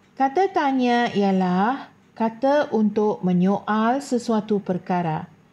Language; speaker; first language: Malay; non-native, local second language; Tamil